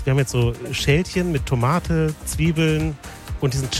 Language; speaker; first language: German; native; German